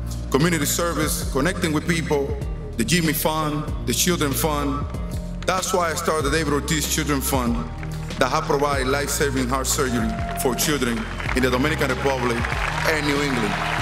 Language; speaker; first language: English; non-native, fluent; Spanish